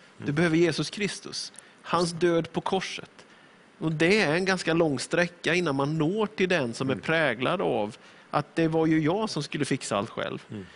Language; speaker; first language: Swedish; native; Swedish